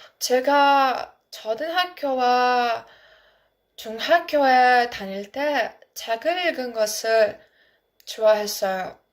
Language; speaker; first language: Korean; non-native, learner; Ukrainian